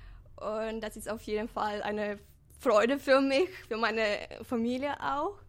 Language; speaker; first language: German; non-native, fluent; Bulgarian